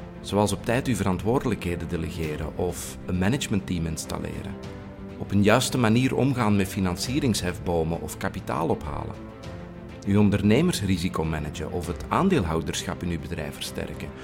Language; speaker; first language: Dutch; native; Dutch